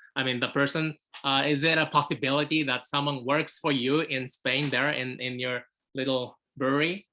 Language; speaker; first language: English; non-native, fluent; Japanese